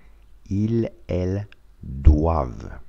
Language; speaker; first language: French; non-native, fluent; Russian